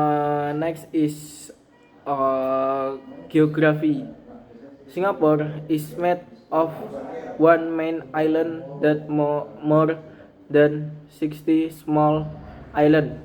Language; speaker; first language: English; non-native, learner; Indonesian